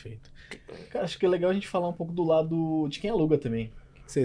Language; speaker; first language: Portuguese; native; Portuguese